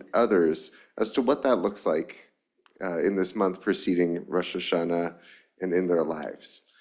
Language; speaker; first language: English; native; English